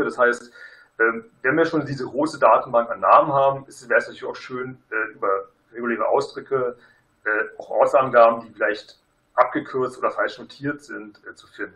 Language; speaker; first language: German; native; German